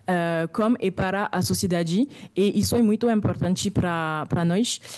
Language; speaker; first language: Portuguese; non-native, fluent; French